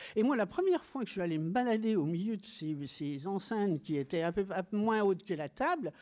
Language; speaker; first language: French; native; French